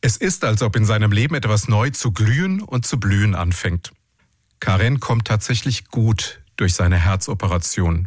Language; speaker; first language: German; native; German